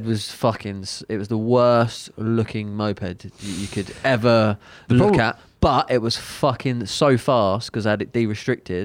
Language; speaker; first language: English; native; English